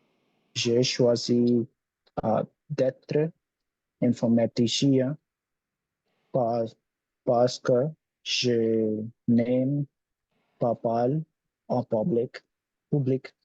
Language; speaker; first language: French; non-native, learner; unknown